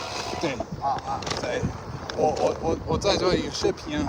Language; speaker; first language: Chinese; non-native, learner; English